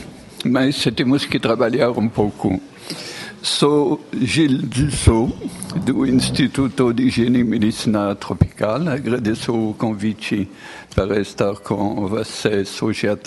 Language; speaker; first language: Portuguese; non-native, fluent; French